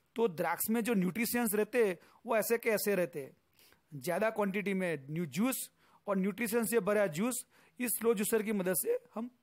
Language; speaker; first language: Hindi; non-native, local second language; Gujarati